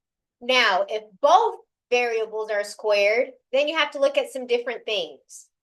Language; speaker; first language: English; native; English